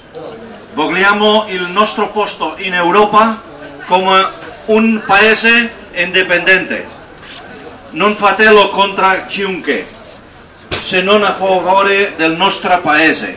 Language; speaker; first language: Italian; non-native, learner; Catalan